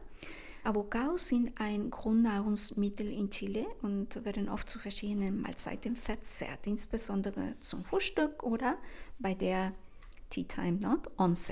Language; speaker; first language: German; non-native, fluent; Spanish